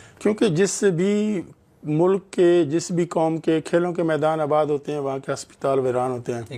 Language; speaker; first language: Urdu; non-native, local second language; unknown